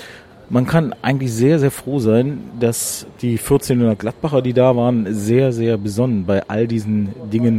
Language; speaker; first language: German; native; German